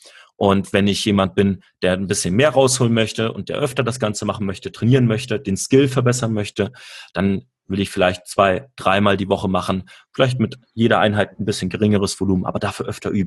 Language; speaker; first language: German; native; German